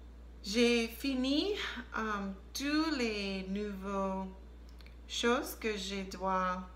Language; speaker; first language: French; non-native, learner; English